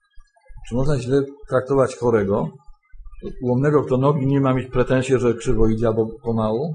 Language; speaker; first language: Polish; native; Polish